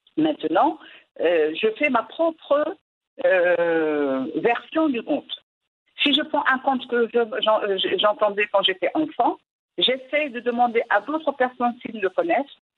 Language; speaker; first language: French; non-native, local second language; Arabic